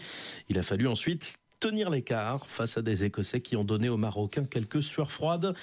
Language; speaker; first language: French; native; French